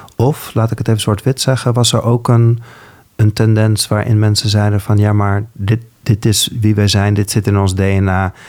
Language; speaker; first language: Dutch; native; Dutch